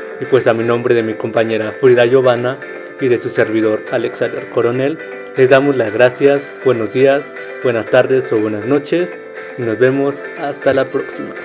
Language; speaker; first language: Spanish; native; Spanish